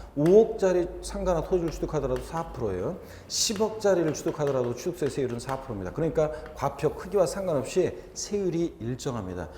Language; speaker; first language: Korean; native; Korean